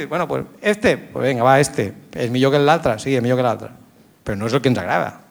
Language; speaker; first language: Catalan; native; Catalan